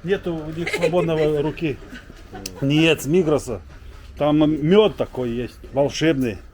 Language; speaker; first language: Russian; non-native, local second language; Lithuanian